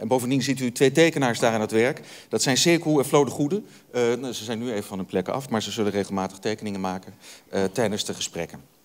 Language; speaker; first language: Dutch; native; Dutch